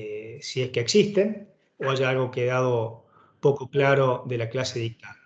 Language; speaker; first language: Spanish; native; Spanish